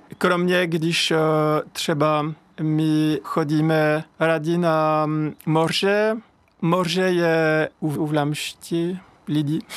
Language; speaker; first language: Czech; non-native, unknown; French